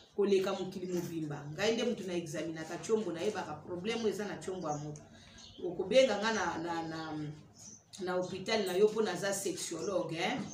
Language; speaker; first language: Lingala; native; Lingala